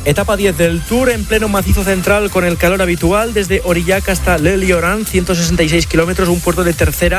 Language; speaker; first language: Spanish; native; Spanish